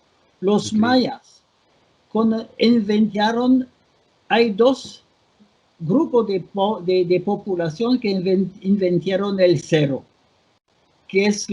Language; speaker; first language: Spanish; non-native, fluent; French